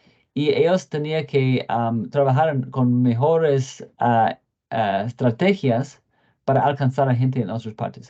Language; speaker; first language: Spanish; non-native, fluent; English